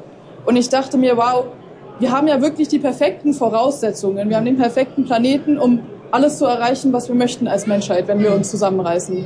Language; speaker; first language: German; native; German